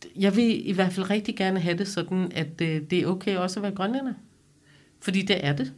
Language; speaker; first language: Danish; non-native, local second language; Kalaallisut